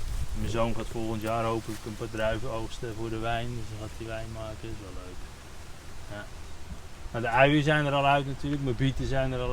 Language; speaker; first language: Dutch; native; Dutch